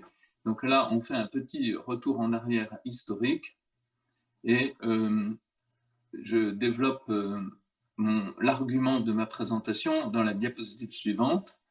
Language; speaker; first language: French; native; French